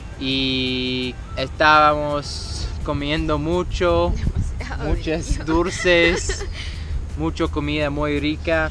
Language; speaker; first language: Spanish; non-native, learner; English